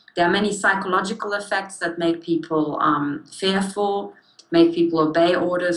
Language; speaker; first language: English; early bilingual, other home language; German